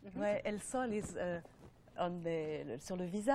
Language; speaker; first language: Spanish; non-native, learner; French